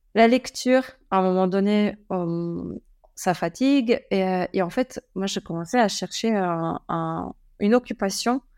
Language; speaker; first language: French; early bilingual, other home language; German